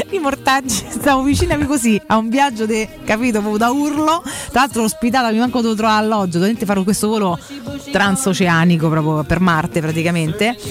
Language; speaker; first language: Italian; native; Italian